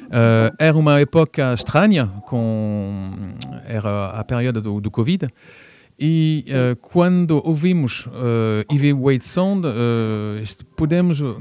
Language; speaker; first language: Portuguese; early bilingual, heritage; French